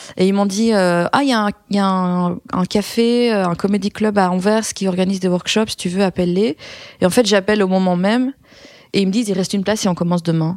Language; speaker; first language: French; early bilingual, other home language; Persian